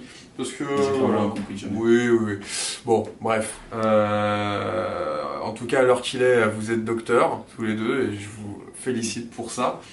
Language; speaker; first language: French; native; French